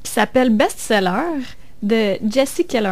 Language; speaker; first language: French; native; French